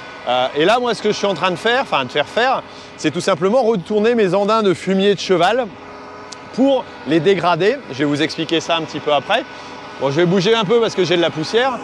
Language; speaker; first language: French; native; French